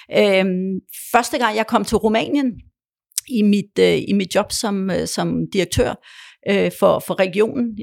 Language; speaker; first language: Danish; early bilingual, other home language; Polish